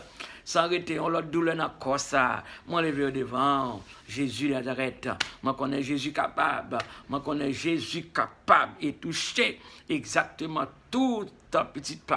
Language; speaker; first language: French; non-native, local second language; Haitian Creole